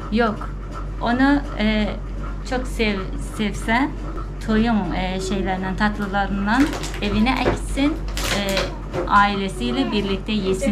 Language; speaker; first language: Turkish; non-native, fluent; Turkmen